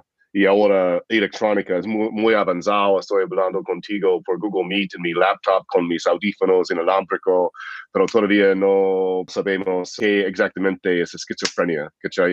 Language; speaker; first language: Spanish; non-native, fluent; English